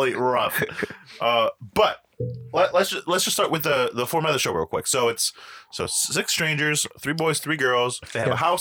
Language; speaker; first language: English; non-native, fluent; Spanish